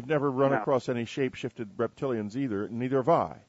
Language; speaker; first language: English; native; English